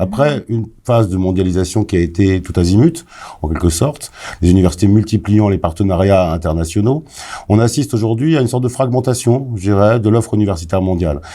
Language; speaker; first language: French; native; French